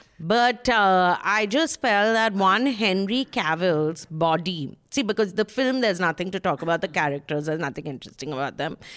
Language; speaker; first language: English; native; English